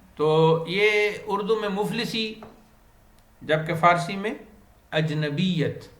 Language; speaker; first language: Urdu; non-native, local second language; Punjabi